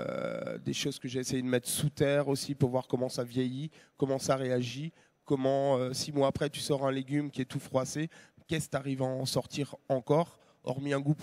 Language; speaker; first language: French; native; French